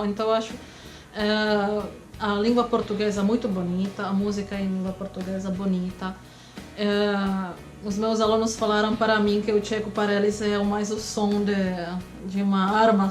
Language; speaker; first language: Portuguese; non-native, fluent; Czech